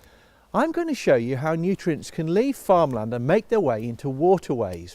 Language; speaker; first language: English; native; English